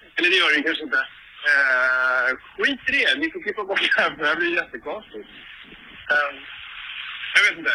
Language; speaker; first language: Swedish; native; Swedish